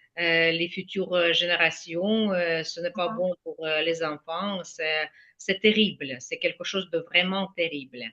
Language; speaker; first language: French; non-native, fluent; Ukrainian